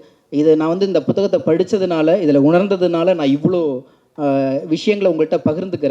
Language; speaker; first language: Tamil; native; Tamil